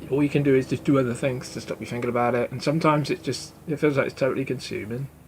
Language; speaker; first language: English; native; English